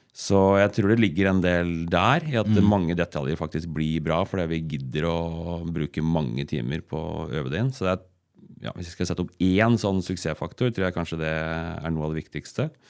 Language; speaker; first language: Norwegian; native; Norwegian